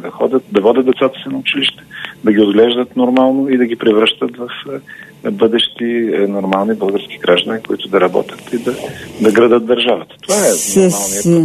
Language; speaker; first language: Bulgarian; native; Bulgarian